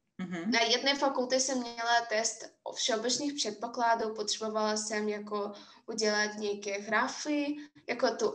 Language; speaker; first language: Czech; non-native, fluent; Russian